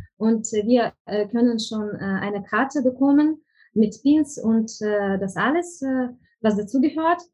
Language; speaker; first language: German; non-native, fluent; Ukrainian